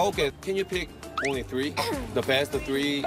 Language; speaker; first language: English; non-native, fluent; Korean